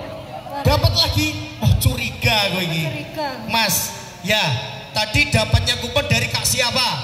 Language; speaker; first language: Indonesian; non-native, local second language; Javanese